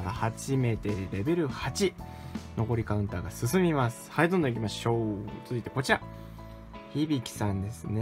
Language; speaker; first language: Japanese; native; Japanese